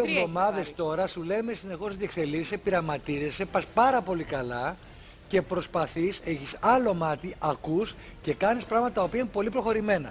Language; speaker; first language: Greek; native; Greek